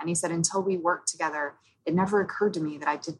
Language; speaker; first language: English; native; English